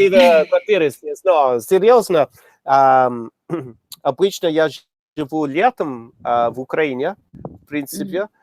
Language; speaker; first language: Russian; non-native, learner; English